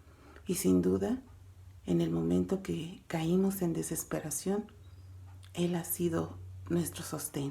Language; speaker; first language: Spanish; native; Spanish